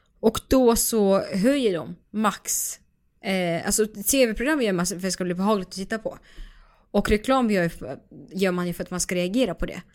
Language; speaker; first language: Swedish; early bilingual, other home language; Russian